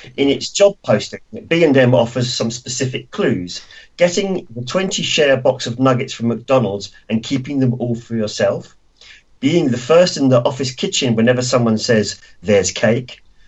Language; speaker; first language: English; native; English